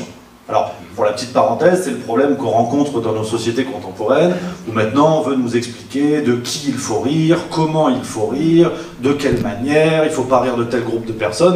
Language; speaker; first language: French; native; French